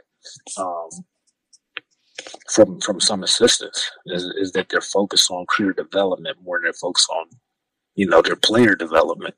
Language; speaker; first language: English; native; English